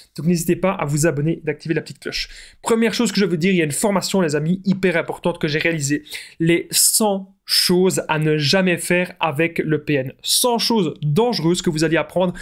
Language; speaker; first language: French; native; French